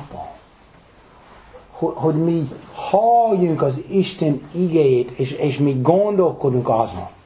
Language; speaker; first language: Hungarian; non-native, fluent; English